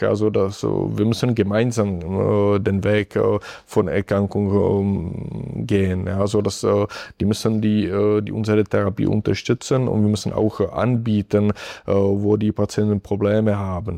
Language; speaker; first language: German; non-native, fluent; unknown